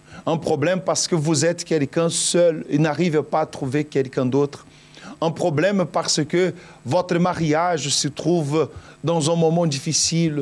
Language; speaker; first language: French; non-native, fluent; Portuguese